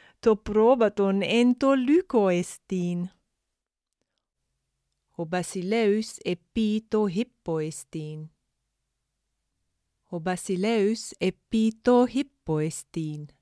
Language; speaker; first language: Greek; non-native, fluent; English